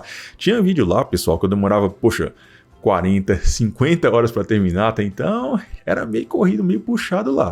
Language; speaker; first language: Portuguese; native; Portuguese